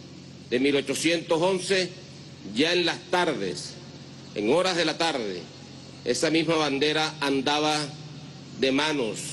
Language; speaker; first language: Spanish; native; Spanish